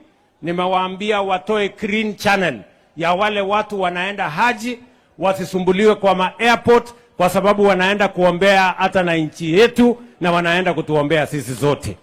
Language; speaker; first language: Swahili; non-native, local second language; Kalenjin